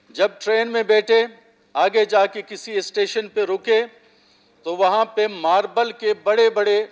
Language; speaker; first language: Urdu; non-native, local second language; Baluchi